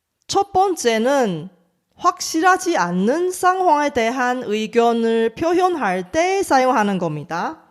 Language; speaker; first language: Korean; non-native, fluent; Chinese